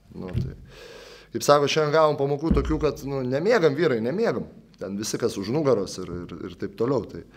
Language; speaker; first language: Lithuanian; native; Lithuanian